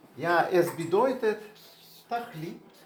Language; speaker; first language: German; non-native, learner; Russian